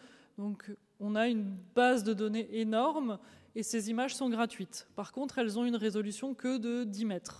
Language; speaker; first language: French; native; French